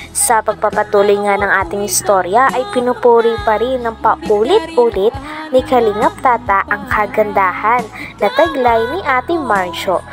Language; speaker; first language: Filipino; native; Filipino